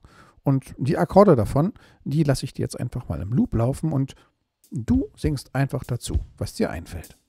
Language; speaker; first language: German; native; German